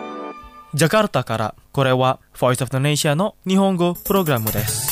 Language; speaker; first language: Japanese; non-native, fluent; Indonesian